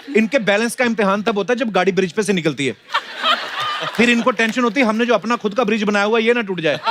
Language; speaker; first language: Hindi; non-native, local second language; Punjabi